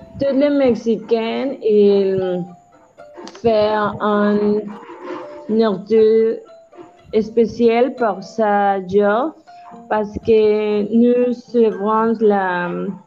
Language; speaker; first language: French; non-native, learner; Spanish